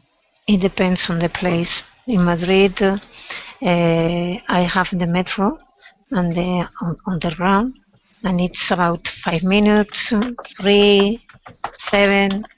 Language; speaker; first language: English; non-native, learner; Spanish